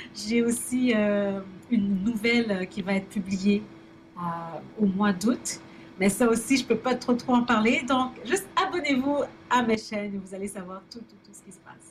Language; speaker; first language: French; early bilingual, other home language; Haitian Creole